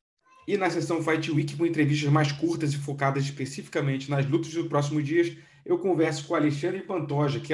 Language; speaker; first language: Portuguese; native; Portuguese